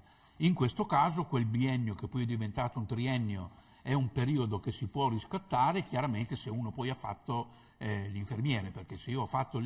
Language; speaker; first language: Italian; native; Italian